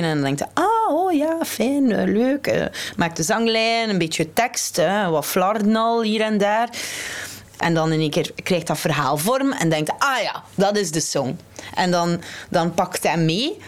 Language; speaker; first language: Dutch; native; Dutch